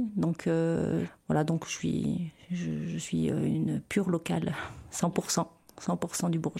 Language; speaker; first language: French; native; French